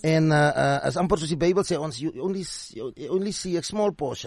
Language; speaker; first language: English; non-native, local second language; Afrikaans